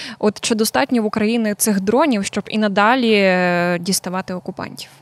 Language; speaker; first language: Ukrainian; native; Ukrainian